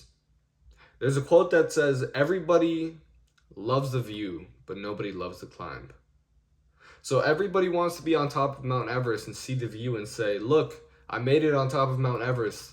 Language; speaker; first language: English; native; English